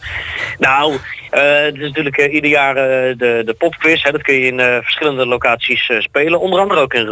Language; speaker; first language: Dutch; native; Dutch